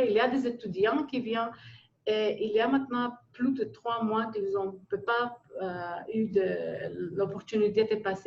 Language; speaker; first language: French; non-native, fluent; Greek